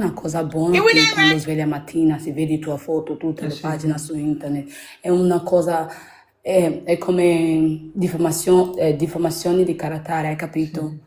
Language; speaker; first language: Italian; non-native, learner; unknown